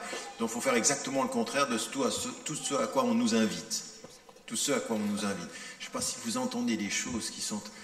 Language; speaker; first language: French; native; French